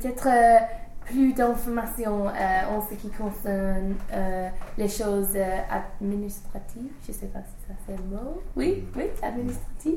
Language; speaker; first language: French; non-native, learner; English